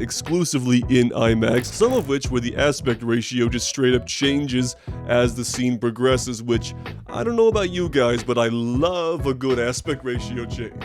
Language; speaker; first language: English; native; English